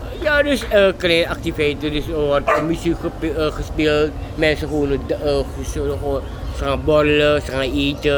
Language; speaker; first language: Dutch; non-native, local second language; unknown